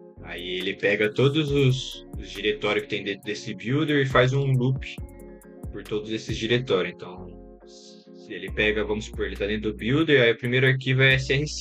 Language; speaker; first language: Portuguese; native; Portuguese